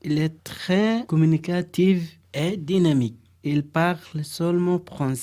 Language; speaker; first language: French; non-native, learner; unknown